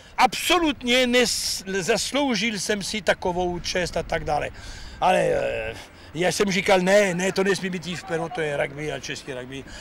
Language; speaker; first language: Czech; non-native, fluent; French